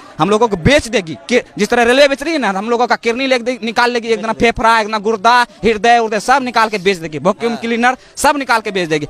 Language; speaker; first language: Hindi; native; Hindi